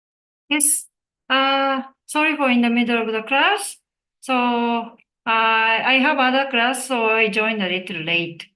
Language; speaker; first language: English; non-native, learner; Japanese